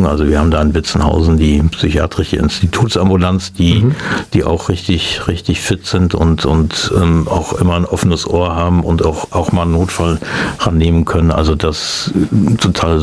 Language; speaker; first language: German; native; German